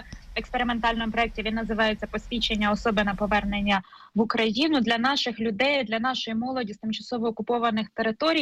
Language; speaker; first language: Ukrainian; native; Ukrainian